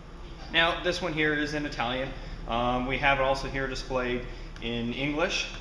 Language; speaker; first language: English; native; English